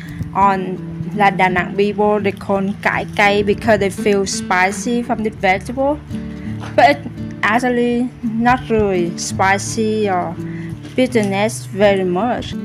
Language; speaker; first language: English; non-native, learner; Vietnamese